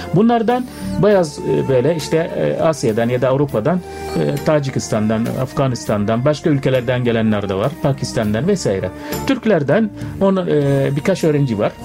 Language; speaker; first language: Turkish; non-native, fluent; Arabic